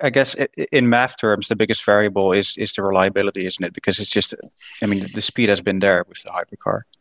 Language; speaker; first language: English; non-native, fluent; Dutch